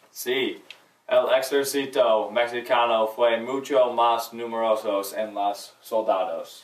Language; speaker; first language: Spanish; non-native, learner; English